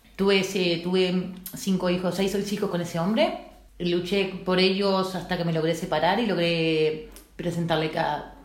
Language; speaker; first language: Spanish; native; Spanish